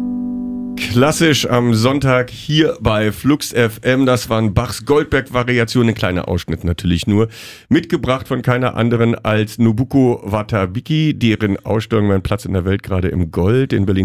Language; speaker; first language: German; native; German